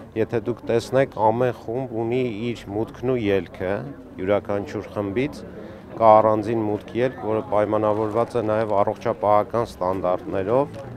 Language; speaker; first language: Armenian; native; Armenian